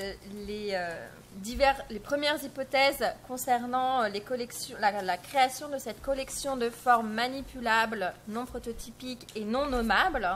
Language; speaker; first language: French; native; French